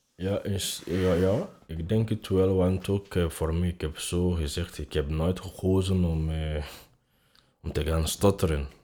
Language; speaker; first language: Dutch; non-native, fluent; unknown